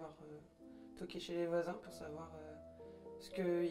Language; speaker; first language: French; native; French